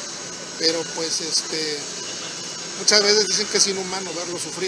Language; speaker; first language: Spanish; native; Spanish